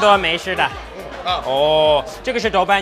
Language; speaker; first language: Chinese; non-native, learner; English